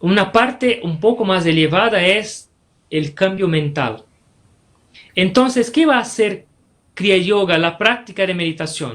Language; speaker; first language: Spanish; non-native, fluent; Portuguese